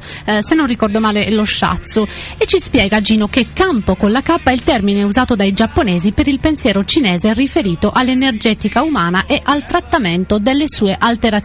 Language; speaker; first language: Italian; native; Italian